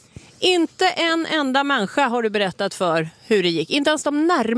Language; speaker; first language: Swedish; native; Swedish